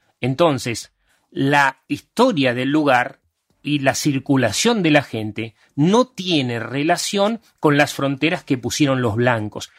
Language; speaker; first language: Spanish; early bilingual, other home language; Hungarian